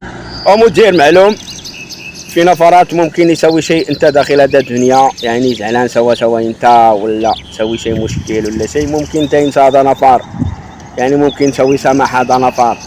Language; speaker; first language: Arabic; non-native, learner; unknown